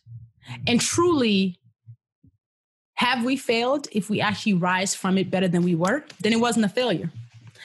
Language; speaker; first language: English; non-native, local second language; Yoruba